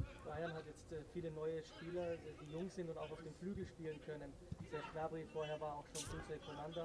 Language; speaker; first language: German; native; German